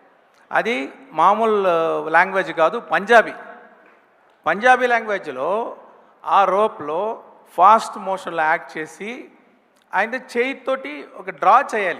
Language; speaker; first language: Telugu; non-native, learner; Tamil